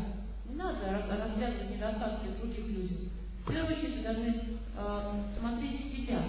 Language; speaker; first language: Russian; native; Russian